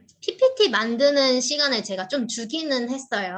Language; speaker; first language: Korean; native; Korean